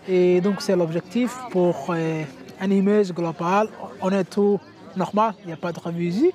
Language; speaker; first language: French; non-native, learner; Somali